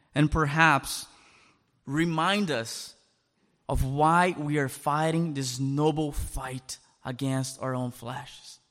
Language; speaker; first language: English; non-native, fluent; Portuguese